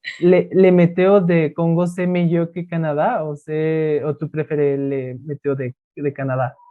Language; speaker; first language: French; non-native, learner; Spanish